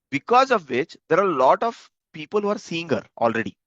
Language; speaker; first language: English; non-native, local second language; Kannada